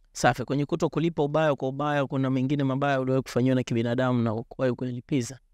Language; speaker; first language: Swahili; native; Swahili